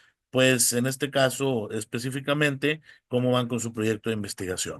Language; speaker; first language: Spanish; native; Spanish